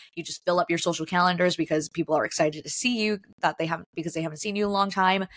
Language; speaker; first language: English; native; English